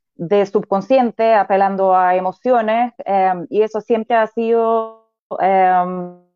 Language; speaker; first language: Spanish; non-native, fluent; Russian